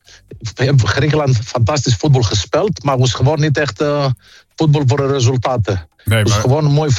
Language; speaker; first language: Dutch; non-native, fluent; Greek